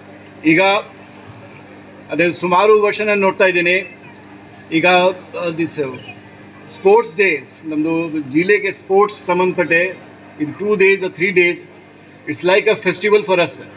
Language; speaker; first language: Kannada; non-native, fluent; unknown